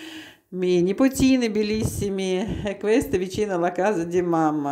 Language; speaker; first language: Italian; non-native, learner; Russian